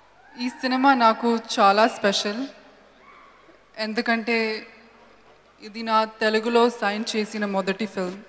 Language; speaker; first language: Telugu; non-native, learner; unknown